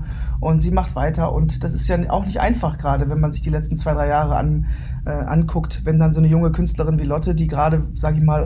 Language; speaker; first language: German; native; German